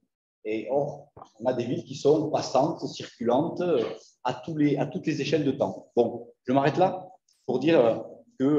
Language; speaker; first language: French; native; French